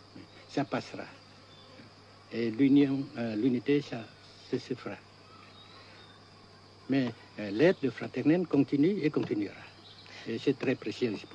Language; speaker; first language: French; non-native, fluent; Vietnamese